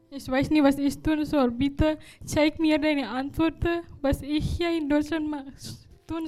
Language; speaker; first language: German; non-native, learner; Indonesian